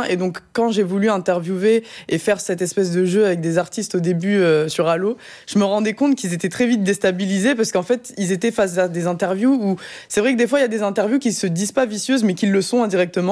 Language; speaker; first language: French; native; French